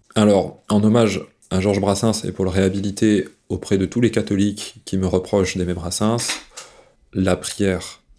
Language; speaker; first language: French; native; French